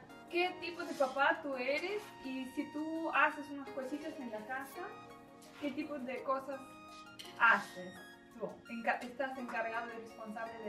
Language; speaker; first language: Spanish; non-native, learner; Russian